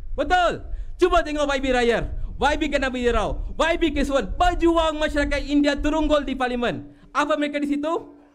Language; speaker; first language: Malay; non-native, local second language; Tamil